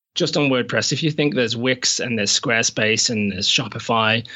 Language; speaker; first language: English; native; English